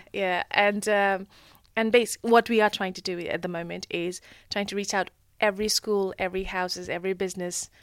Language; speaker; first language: English; non-native, local second language; Nepali